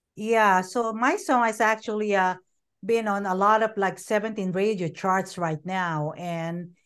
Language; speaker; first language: English; non-native, local second language; Filipino